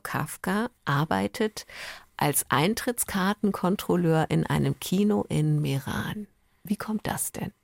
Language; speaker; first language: German; native; German